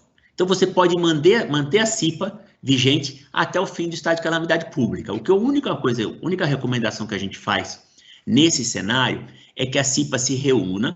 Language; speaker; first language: Portuguese; native; Portuguese